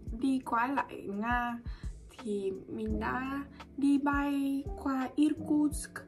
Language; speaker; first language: Vietnamese; non-native, learner; Russian